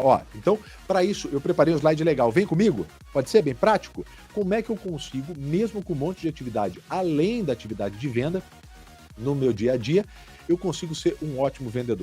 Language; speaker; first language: Portuguese; native; Portuguese